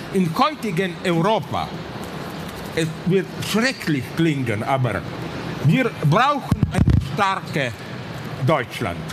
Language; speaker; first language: German; non-native, learner; Slovenian